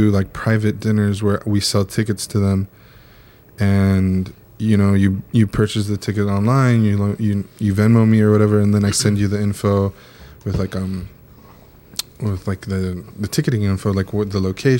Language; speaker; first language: English; native; English